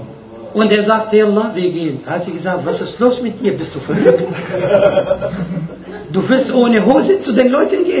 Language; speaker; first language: German; non-native, fluent; Arabic